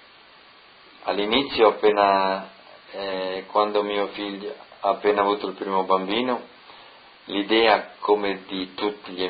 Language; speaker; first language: Italian; non-native, local second language; Friulian